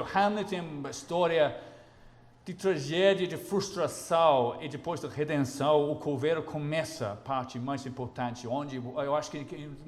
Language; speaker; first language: Portuguese; non-native, fluent; English